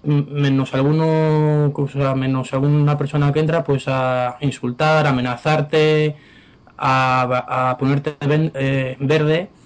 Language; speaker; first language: Spanish; native; Spanish